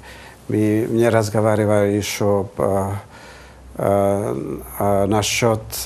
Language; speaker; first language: Russian; non-native, fluent; Hungarian